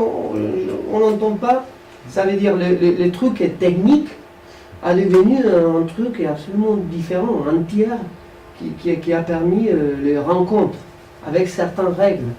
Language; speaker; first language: French; non-native, fluent; Spanish